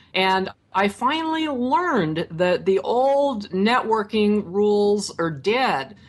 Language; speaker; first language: English; native; English